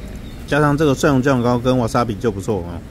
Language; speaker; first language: Chinese; native; Chinese